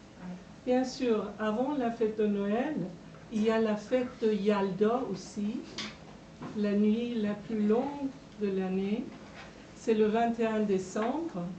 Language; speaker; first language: French; non-native, fluent; Persian